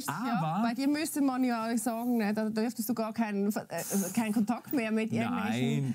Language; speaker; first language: German; native; German